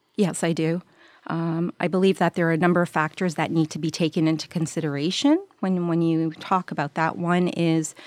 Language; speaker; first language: English; native; English